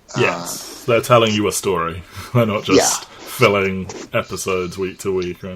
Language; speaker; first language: English; native; English